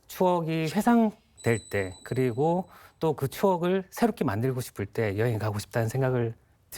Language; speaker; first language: Korean; native; Korean